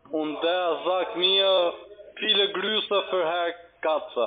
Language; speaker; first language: German; non-native, learner; Albanian